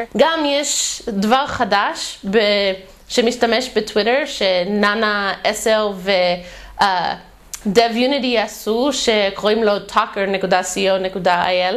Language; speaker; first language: Hebrew; non-native, fluent; English